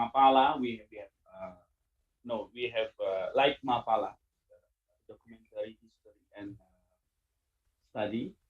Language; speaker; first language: English; non-native, learner; Indonesian